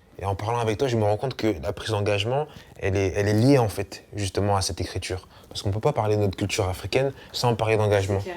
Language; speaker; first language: French; early bilingual, other home language; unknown